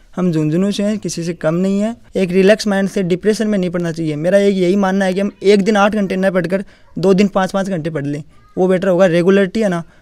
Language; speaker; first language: Hindi; native; Hindi